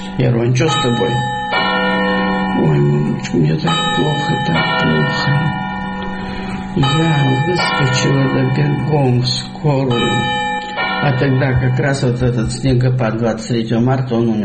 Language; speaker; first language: Russian; native; Russian